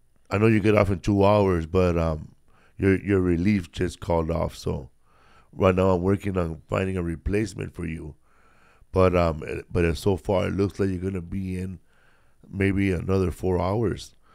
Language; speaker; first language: English; early bilingual, other home language; Spanish